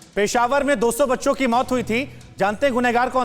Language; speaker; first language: Hindi; native; Hindi